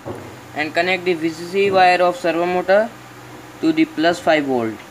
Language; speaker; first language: English; non-native, learner; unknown